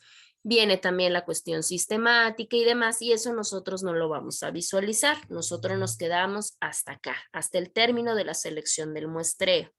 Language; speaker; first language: Spanish; native; Spanish